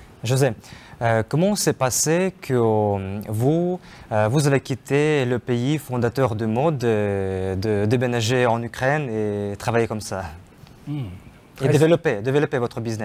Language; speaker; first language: French; non-native, fluent; Ukrainian